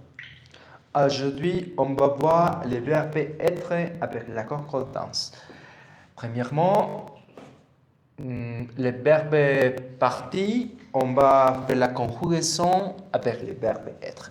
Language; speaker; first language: French; non-native, learner; Spanish